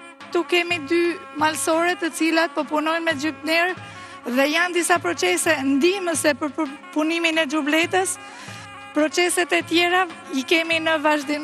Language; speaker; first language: Albanian; native; Albanian